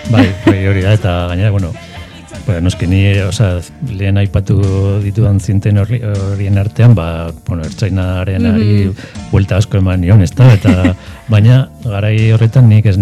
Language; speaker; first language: Basque; non-native, local second language; Spanish